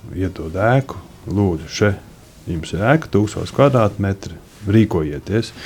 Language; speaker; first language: Latvian; native; Latvian